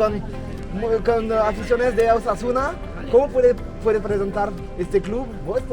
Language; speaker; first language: Spanish; non-native, learner; French